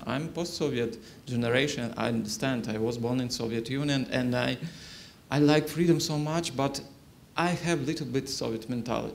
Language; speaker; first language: English; non-native, learner; Ukrainian